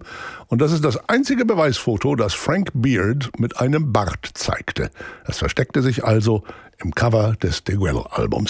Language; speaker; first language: German; native; German